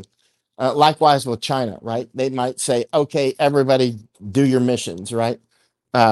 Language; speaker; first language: English; native; English